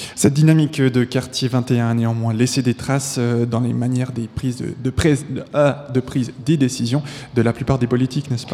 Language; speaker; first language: French; native; French